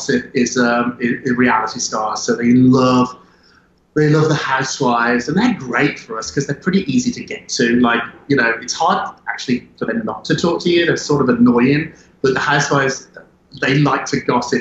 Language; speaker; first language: English; native; English